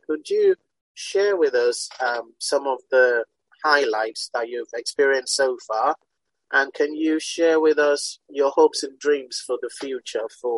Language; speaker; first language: English; non-native, local second language; Yoruba